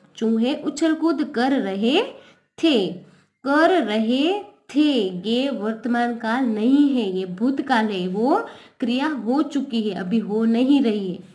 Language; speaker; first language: Hindi; non-native, local second language; Gujarati